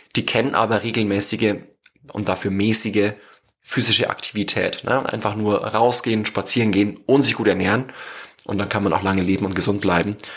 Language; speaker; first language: German; native; German